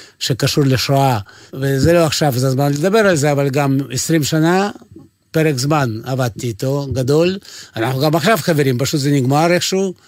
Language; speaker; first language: Hebrew; non-native, fluent; Russian